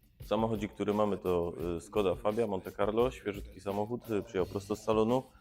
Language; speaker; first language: Polish; native; Polish